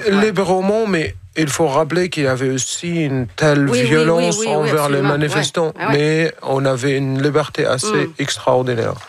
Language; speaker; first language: French; non-native, fluent; Arabic